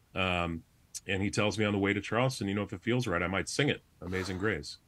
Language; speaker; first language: English; native; English